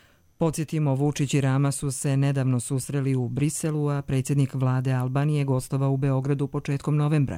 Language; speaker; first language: Croatian; native; Croatian